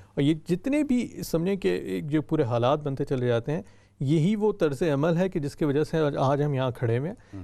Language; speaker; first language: Urdu; native; Urdu